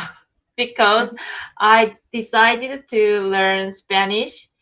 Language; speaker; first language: English; non-native, learner; Korean